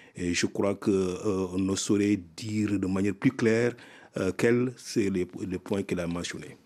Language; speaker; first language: French; non-native, local second language; Soninke